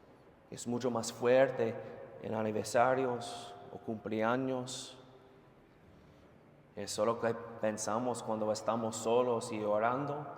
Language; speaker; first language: Spanish; non-native, fluent; English